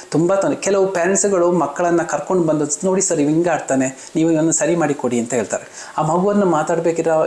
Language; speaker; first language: Kannada; non-native, local second language; Malayalam